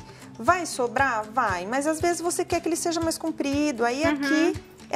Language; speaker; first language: Portuguese; native; Portuguese